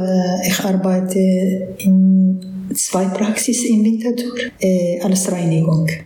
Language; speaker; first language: German; non-native, learner; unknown